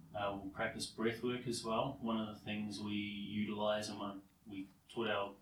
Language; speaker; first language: English; native; English